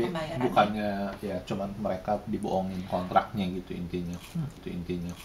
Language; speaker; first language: Indonesian; native; Indonesian